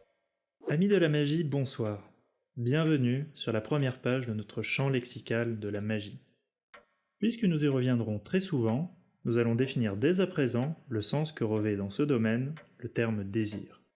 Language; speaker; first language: French; native; French